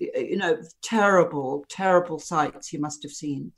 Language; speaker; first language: English; native; English